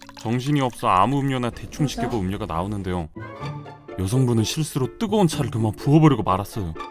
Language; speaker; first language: Korean; native; Korean